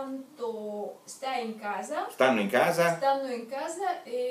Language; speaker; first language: Italian; non-native, learner; Russian